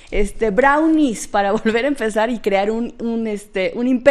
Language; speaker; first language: Spanish; native; Spanish